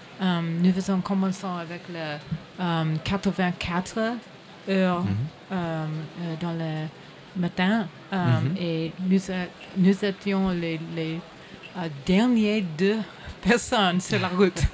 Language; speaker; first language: French; non-native, learner; English